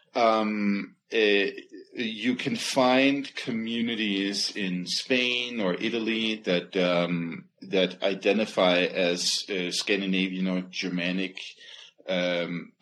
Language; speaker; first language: English; non-native, fluent; Danish